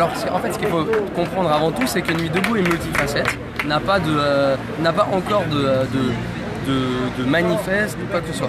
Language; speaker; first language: French; native; French